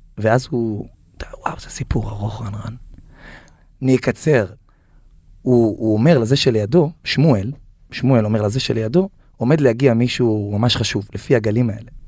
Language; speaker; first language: Hebrew; native; Hebrew